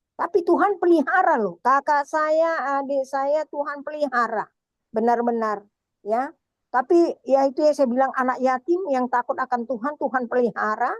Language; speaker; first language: Indonesian; native; Indonesian